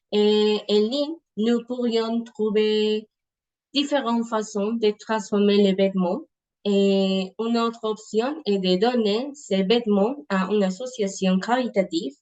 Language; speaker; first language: French; non-native, learner; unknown